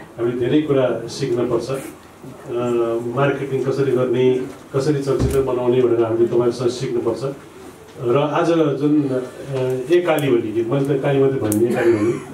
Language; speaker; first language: Nepali; native; Nepali